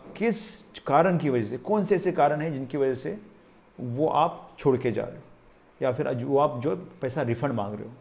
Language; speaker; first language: Hindi; non-native, local second language; Marathi